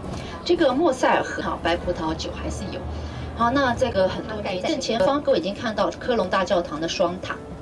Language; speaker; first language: Chinese; native; Chinese